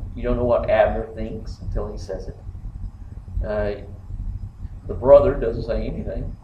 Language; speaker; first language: English; native; English